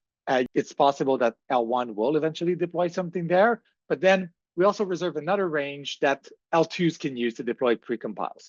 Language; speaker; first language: English; native; English